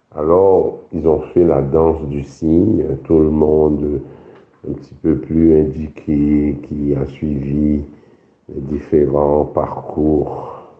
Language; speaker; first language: French; non-native, local second language; Haitian Creole